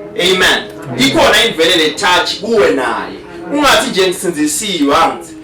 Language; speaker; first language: Zulu; non-native, local second language; Swati